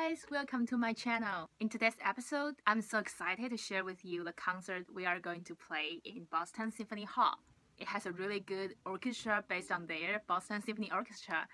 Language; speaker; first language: English; non-native, fluent; Chinese